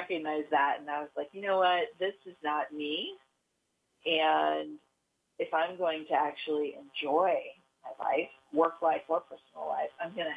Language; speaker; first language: English; native; English